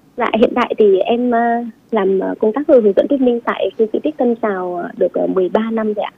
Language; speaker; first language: Vietnamese; native; Vietnamese